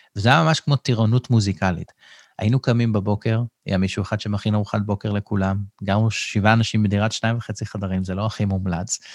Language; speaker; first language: Hebrew; native; Hebrew